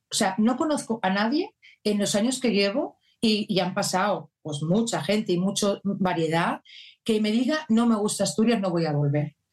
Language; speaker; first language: Spanish; native; Spanish